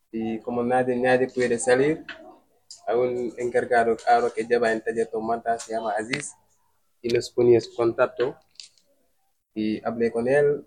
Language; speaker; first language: Spanish; non-native, learner; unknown